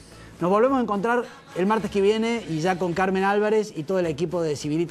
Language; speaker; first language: Spanish; native; Spanish